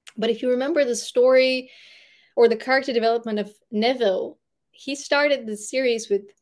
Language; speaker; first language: English; non-native, fluent; Bulgarian